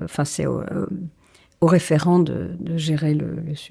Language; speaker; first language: French; native; French